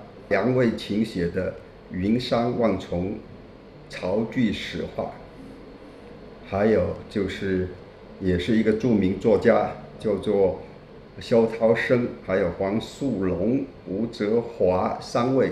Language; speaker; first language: Chinese; non-native, local second language; Min Nan Chinese